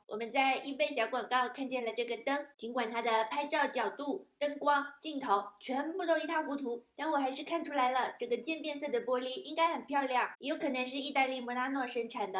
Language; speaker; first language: Chinese; native; Chinese